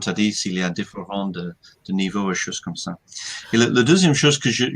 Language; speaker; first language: French; non-native, fluent; English